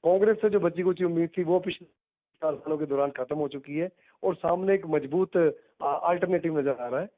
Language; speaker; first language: Hindi; non-native, local second language; Punjabi